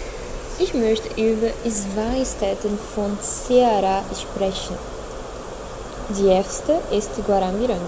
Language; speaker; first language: German; non-native, learner; Portuguese